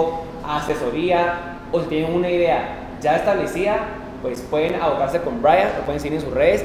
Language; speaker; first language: Spanish; native; Spanish